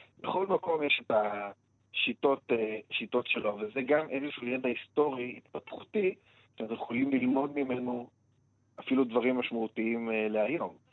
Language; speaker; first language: Hebrew; native; Hebrew